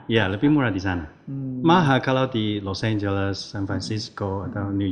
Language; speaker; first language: Indonesian; non-native, learner; Chinese